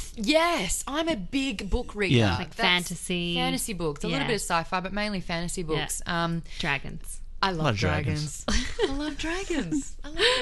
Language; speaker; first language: English; native; English